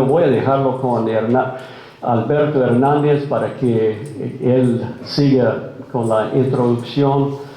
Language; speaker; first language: Spanish; non-native, fluent; English